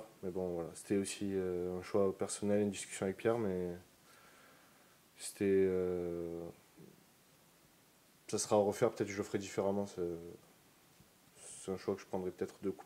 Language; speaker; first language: French; native; French